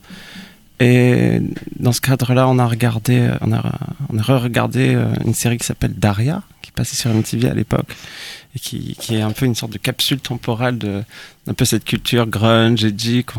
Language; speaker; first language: French; native; French